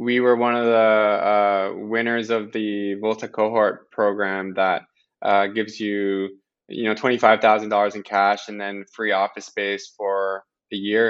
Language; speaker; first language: English; native; English